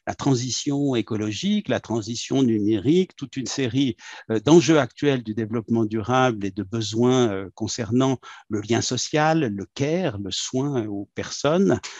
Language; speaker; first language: French; native; French